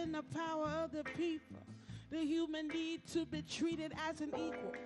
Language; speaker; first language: English; native; English